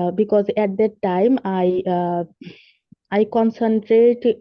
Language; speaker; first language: English; non-native, local second language; Bangla